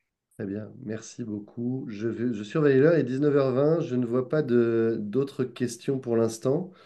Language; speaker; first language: French; native; French